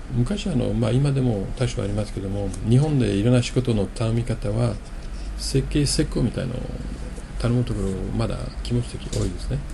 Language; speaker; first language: Japanese; non-native, fluent; French